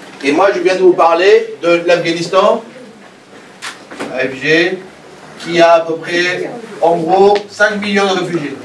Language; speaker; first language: French; non-native, fluent; Persian